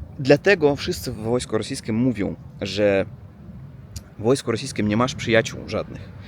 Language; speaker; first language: Polish; non-native, learner; Russian